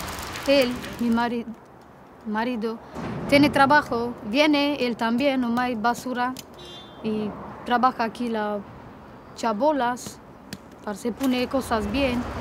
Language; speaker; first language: Spanish; non-native, learner; Romanian